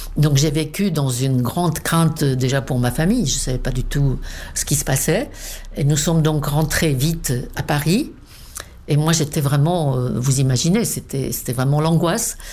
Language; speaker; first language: French; non-native, fluent; Czech